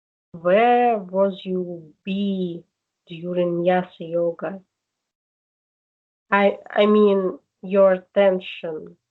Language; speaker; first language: English; non-native, learner; Russian